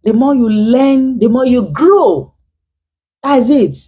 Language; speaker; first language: English; non-native, local second language; Yoruba